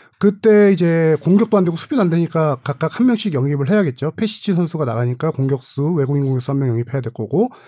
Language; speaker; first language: Korean; native; Korean